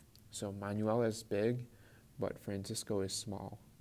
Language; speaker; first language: English; native; English